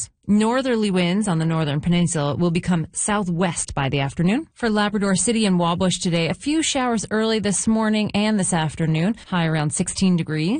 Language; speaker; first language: English; native; English